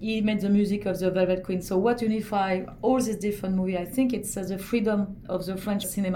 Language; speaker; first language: English; non-native, fluent; French